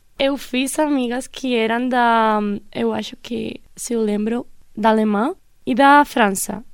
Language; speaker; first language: Portuguese; non-native, fluent; Spanish